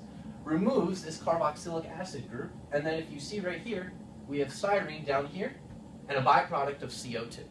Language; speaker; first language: English; native; English